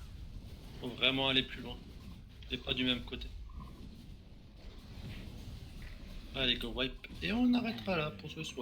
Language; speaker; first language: French; native; French